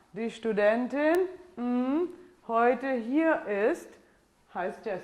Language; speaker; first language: German; non-native, fluent; English